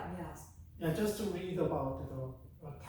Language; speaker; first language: English; non-native, fluent; Korean